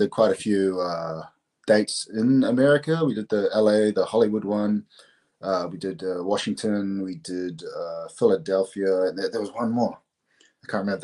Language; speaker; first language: English; native; English